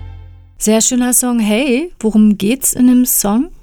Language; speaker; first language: German; native; German